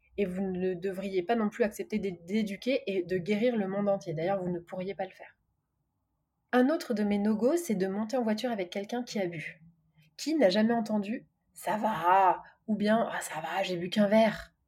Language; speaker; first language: French; native; French